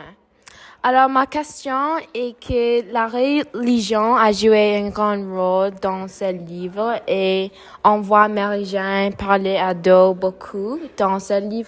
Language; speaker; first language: French; non-native, learner; English